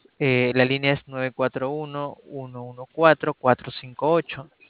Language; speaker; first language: Spanish; native; Spanish